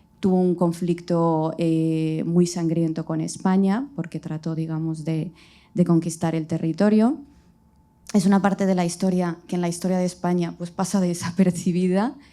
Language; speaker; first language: Spanish; early bilingual, other home language; Riffian